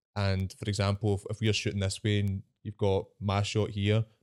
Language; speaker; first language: English; native; English